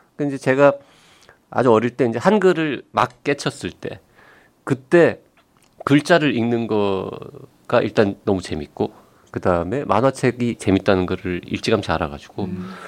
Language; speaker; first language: Korean; native; Korean